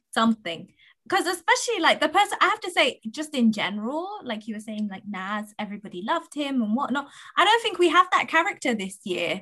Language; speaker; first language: English; early bilingual, other home language; Kikuyu